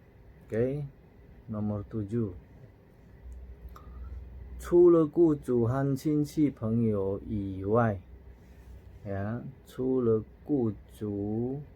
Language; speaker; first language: Chinese; non-native, fluent; Indonesian